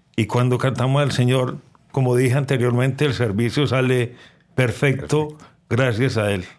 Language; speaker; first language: Spanish; native; Spanish